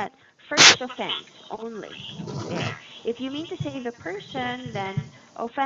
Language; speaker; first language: English; non-native, fluent; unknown